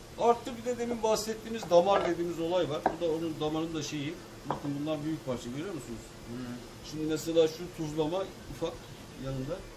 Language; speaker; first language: Turkish; native; Turkish